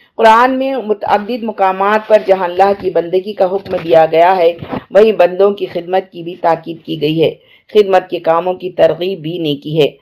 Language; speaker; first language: Urdu; native; Urdu